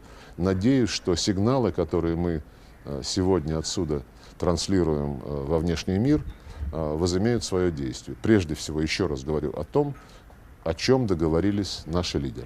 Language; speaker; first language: Russian; native; Russian